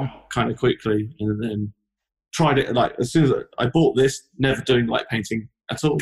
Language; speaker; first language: English; native; English